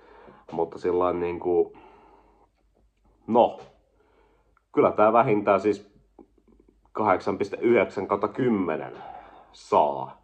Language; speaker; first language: Finnish; native; Finnish